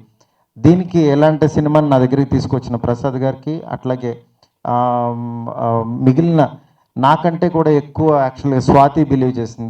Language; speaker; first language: Telugu; native; Telugu